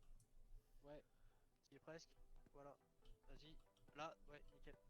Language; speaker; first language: French; native; French